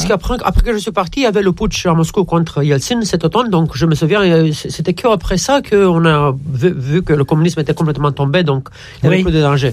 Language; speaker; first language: French; non-native, fluent; Romanian